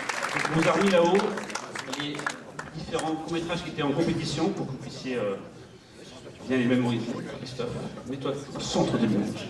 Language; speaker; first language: French; native; French